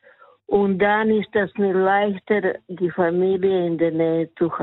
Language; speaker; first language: German; non-native, fluent; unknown